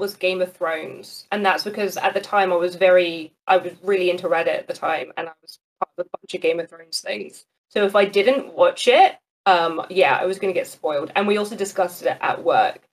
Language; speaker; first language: English; native; English